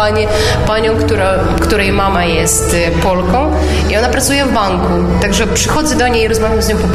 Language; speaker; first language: Polish; non-native, local second language; Ukrainian